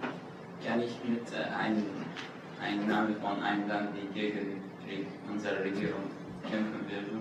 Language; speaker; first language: German; non-native, learner; Arabic